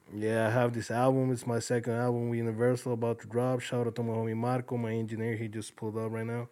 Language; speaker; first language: English; early bilingual, other home language; Spanish